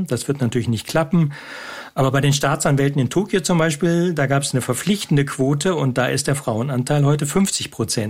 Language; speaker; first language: German; native; German